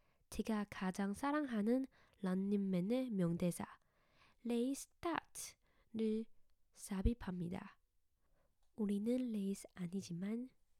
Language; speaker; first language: Korean; non-native, learner; Chinese